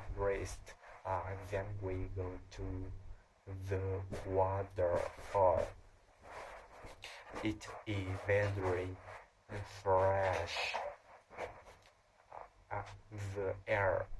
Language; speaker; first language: English; non-native, learner; Vietnamese